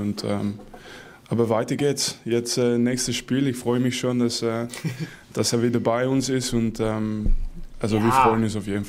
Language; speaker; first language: German; non-native, fluent; Dutch